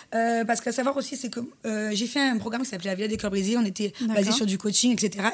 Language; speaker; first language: French; native; French